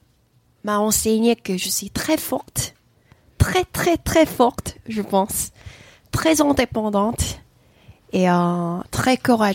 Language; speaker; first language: French; non-native, fluent; Korean